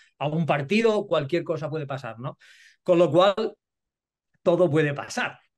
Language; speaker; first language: Spanish; native; Spanish